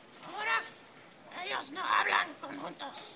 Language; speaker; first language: Spanish; non-native, learner; English